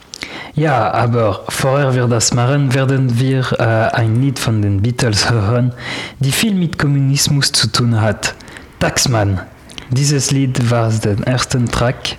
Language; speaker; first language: German; non-native, learner; French